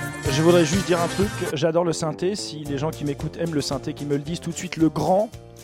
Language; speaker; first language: French; native; French